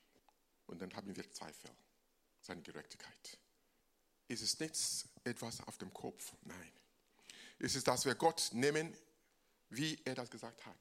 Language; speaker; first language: German; non-native, fluent; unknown